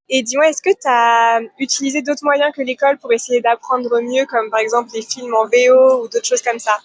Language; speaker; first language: French; native; French